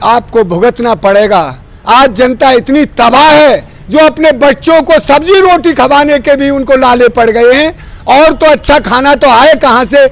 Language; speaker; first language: Hindi; native; Hindi